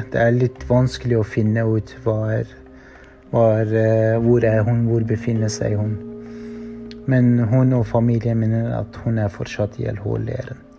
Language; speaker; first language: Norwegian; non-native, fluent; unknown